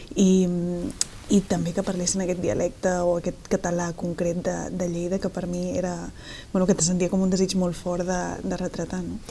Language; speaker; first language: Catalan; native; Catalan